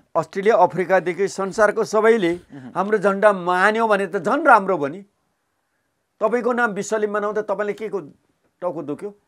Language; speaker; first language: Nepali; non-native, local second language; Limbu